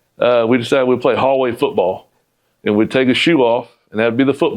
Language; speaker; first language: English; native; English